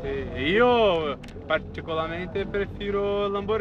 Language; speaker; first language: Italian; non-native, learner; Portuguese